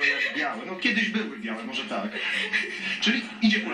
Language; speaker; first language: Polish; native; Polish